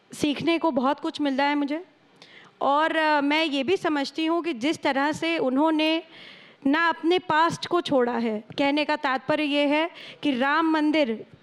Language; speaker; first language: Hindi; native; Hindi